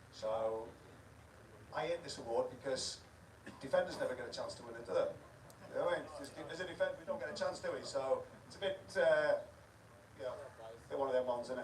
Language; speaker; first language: English; native; English